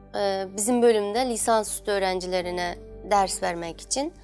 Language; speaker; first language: Turkish; non-native, fluent; Chinese